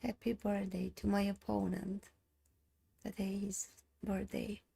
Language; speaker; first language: English; non-native, learner; Armenian